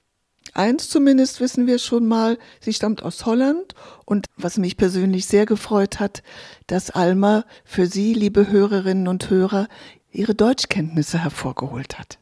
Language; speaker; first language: German; native; German